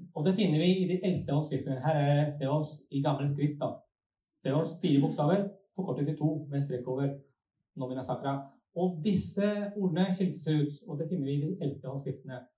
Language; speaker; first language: Norwegian; non-native, fluent; Spanish